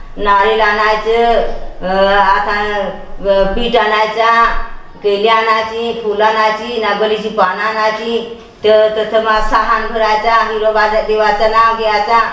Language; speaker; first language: Marathi; non-native, local second language; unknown